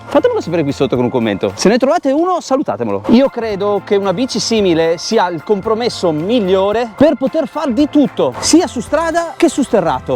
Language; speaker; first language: Italian; native; Italian